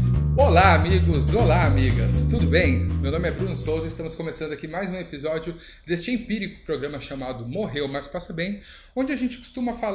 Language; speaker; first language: Portuguese; native; Portuguese